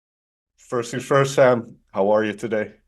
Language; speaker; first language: English; non-native, fluent; Dutch